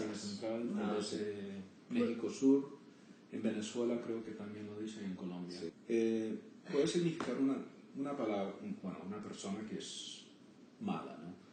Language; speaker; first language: Spanish; early bilingual, heritage; Spanish